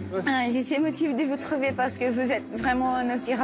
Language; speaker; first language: French; non-native, learner; Portuguese